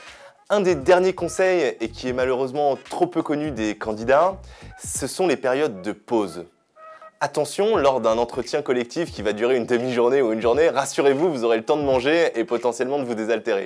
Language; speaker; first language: French; native; French